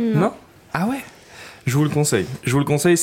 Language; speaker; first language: French; native; French